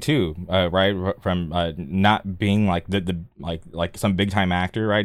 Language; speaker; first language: English; native; English